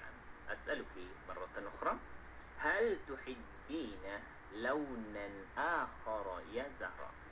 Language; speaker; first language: Arabic; non-native, fluent; Malay